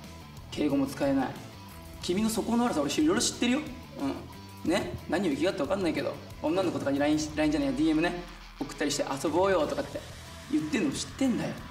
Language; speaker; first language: Japanese; native; Japanese